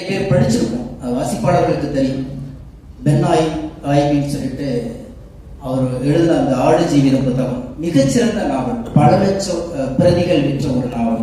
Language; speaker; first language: Tamil; native; Tamil